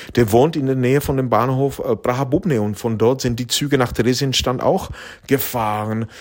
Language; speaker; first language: German; non-native, fluent; Czech